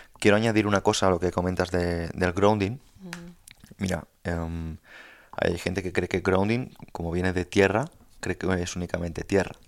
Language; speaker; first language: Spanish; native; Spanish